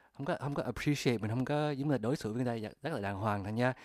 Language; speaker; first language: Vietnamese; early bilingual, heritage; Vietnamese